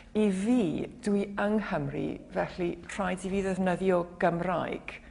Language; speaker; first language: Welsh; non-native, fluent; English